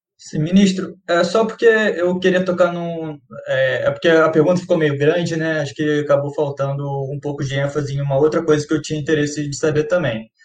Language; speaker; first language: Portuguese; native; Portuguese